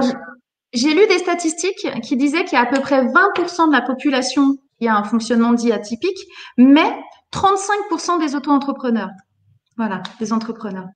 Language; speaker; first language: French; native; French